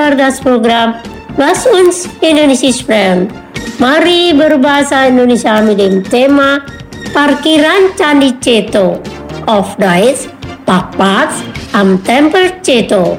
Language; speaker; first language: German; non-native, learner; Indonesian